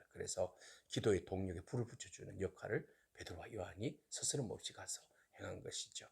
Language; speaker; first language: Korean; native; Korean